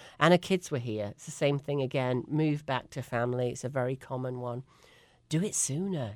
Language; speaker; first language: English; native; English